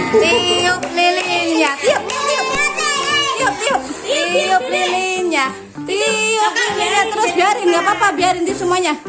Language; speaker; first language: Indonesian; native; Indonesian